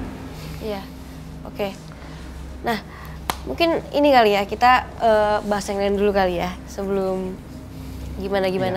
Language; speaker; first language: Indonesian; native; Indonesian